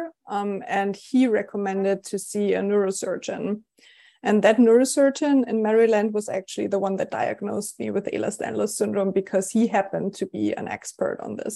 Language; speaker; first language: English; non-native, fluent; German